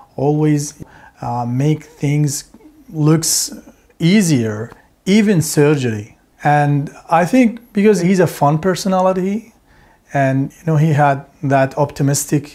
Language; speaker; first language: English; non-native, fluent; Arabic